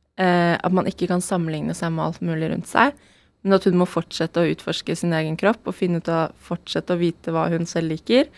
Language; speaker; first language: Norwegian; native; Norwegian